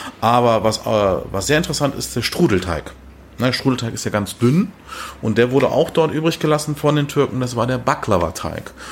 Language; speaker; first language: German; early bilingual, other home language; Turkish